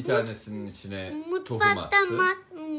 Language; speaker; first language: Turkish; native; Turkish